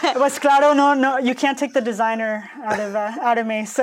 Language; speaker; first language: English; early bilingual, other home language; Spanish